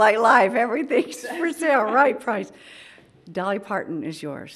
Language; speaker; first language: English; native; English